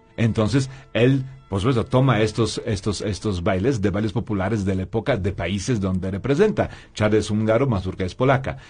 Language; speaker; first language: Spanish; non-native, fluent; Polish